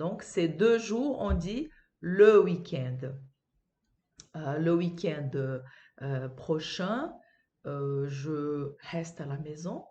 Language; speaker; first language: French; non-native, fluent; Portuguese